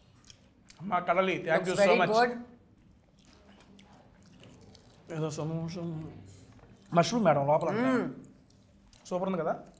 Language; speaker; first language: Telugu; native; Telugu